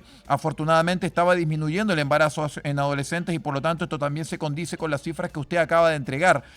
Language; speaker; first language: Spanish; native; Spanish